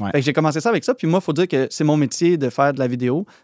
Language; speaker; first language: French; native; French